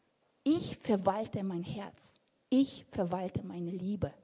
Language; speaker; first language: German; non-native, fluent; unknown